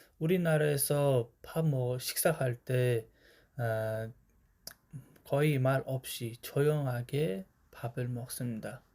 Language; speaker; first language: Korean; non-native, fluent; Uzbek